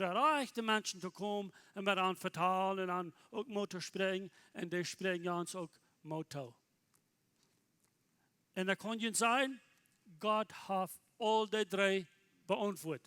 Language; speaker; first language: German; non-native, learner; Plautdietsch